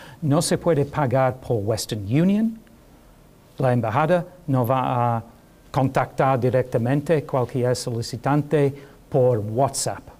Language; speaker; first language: Spanish; non-native, learner; English